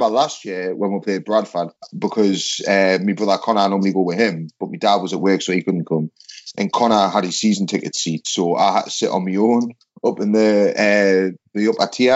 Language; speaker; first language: English; native; English